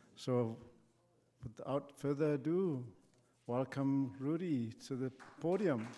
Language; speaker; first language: English; non-native, fluent; Danish